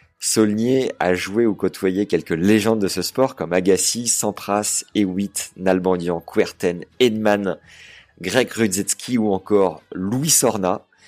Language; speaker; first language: French; native; French